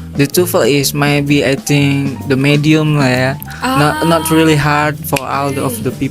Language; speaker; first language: English; non-native, learner; Indonesian